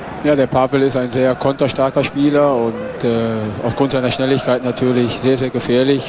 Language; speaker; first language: German; native; German